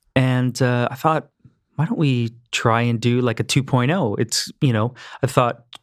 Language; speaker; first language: English; native; English